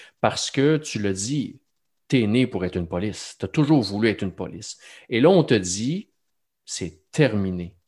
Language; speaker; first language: French; native; French